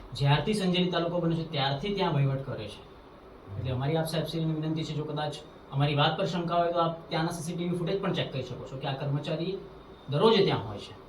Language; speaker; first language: Gujarati; native; Gujarati